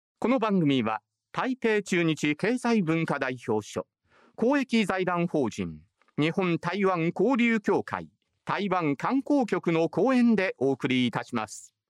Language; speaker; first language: Japanese; native; Japanese